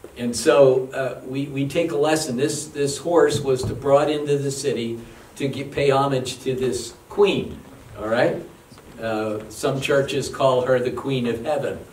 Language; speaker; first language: English; native; English